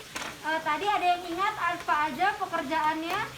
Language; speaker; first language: Indonesian; native; Indonesian